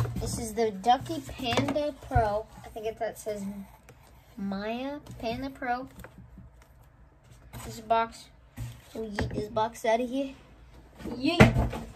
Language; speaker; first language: English; native; English